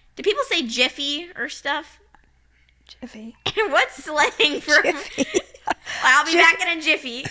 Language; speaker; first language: English; native; English